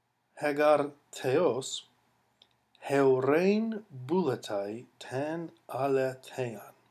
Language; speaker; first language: Greek; non-native, fluent; English